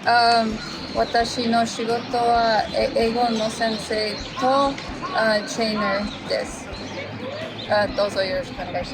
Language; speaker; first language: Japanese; non-native, learner; English